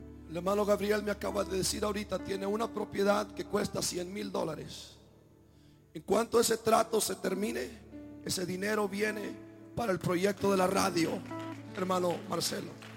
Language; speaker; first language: Spanish; native; Spanish